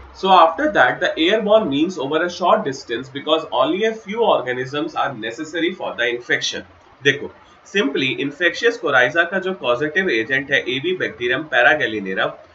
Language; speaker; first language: Hindi; native; Hindi